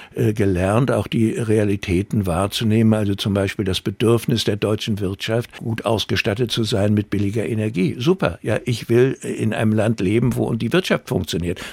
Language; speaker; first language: German; native; German